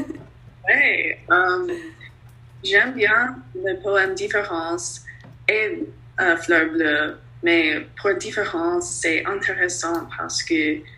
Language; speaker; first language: French; non-native, learner; English